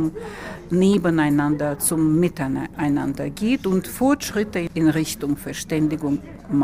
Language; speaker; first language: German; non-native, fluent; Russian